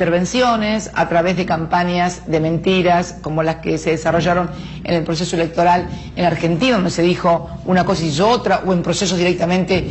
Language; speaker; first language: Spanish; native; Spanish